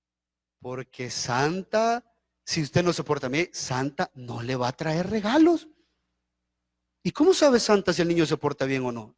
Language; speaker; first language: Spanish; native; Spanish